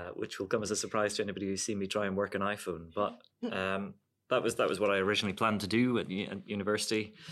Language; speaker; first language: English; native; English